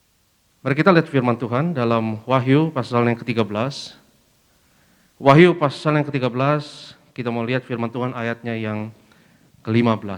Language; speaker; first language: Indonesian; native; Indonesian